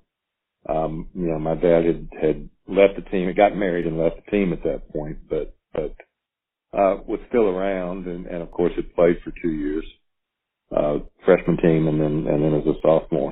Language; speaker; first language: English; native; English